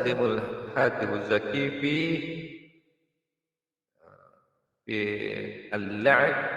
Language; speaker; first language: Arabic; non-native, fluent; Malay